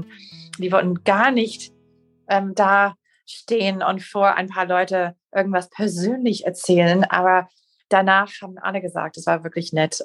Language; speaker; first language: German; non-native, fluent; English